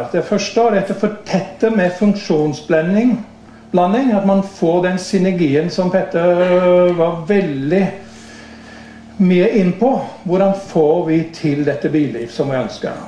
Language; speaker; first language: Norwegian; non-native, fluent; English